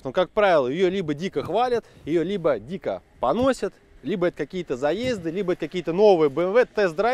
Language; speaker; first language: Russian; native; Russian